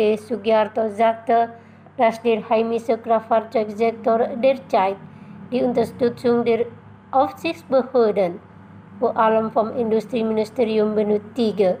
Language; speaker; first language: German; non-native, fluent; Indonesian